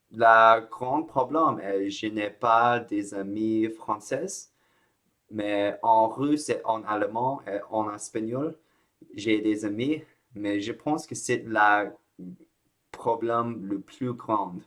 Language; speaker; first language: French; non-native, learner; English